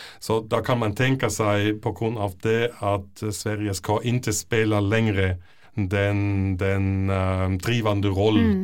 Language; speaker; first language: Norwegian; non-native, fluent; German